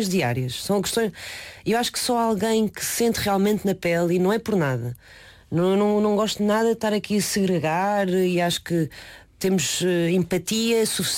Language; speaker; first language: Portuguese; non-native, local second language; Chinese